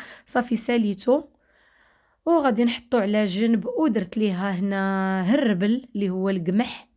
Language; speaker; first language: Arabic; native; Arabic